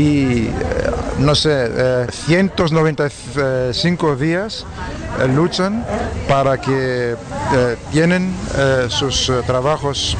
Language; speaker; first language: Spanish; non-native, fluent; Greek